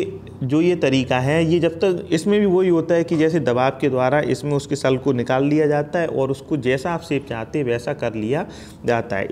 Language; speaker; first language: Hindi; native; Hindi